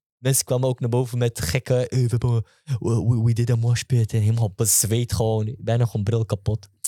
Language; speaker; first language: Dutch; early bilingual, other home language; Turkish